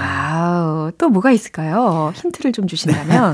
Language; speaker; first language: Korean; native; Korean